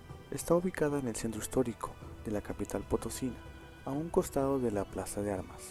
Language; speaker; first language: Spanish; native; Spanish